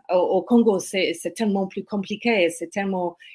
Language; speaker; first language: French; non-native, fluent; English